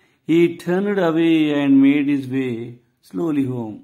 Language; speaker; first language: English; non-native, local second language; Telugu